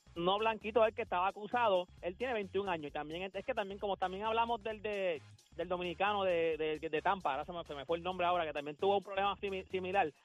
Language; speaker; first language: Spanish; native; Spanish